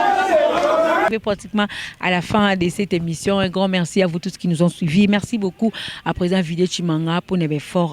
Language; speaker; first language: French; non-native, local second language; Lingala